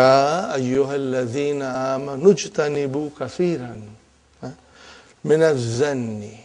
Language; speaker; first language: Arabic; non-native, fluent; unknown